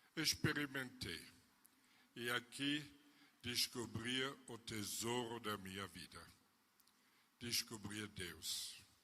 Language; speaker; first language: Portuguese; non-native, fluent; German